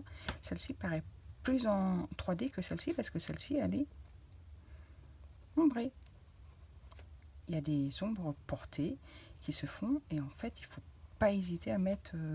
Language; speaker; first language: French; native; French